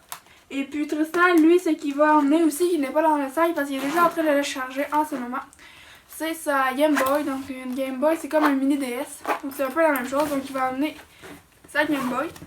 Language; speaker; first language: French; native; French